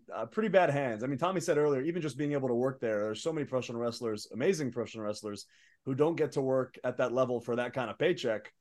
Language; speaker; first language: English; early bilingual, other home language; Arabic